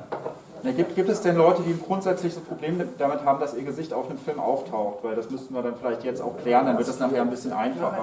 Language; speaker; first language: German; native; German